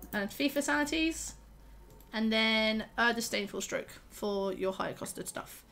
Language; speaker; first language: English; native; English